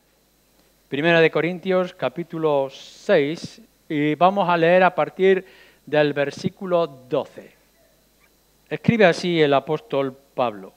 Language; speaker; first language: Spanish; native; Spanish